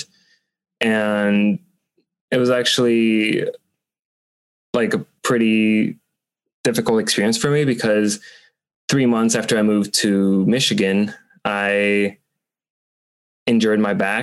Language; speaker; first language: English; non-native, fluent; French